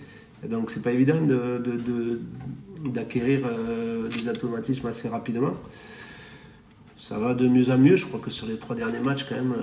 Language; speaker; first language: French; native; French